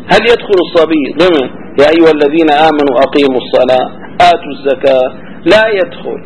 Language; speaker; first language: Arabic; native; Arabic